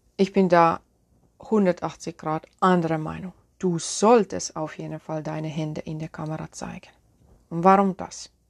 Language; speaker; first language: German; non-native, fluent; Finnish